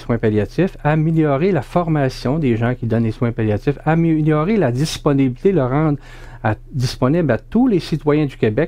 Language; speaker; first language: French; native; French